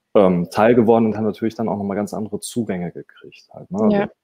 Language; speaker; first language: German; native; German